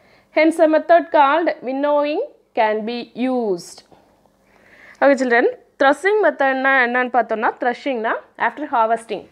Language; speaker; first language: English; non-native, local second language; Tamil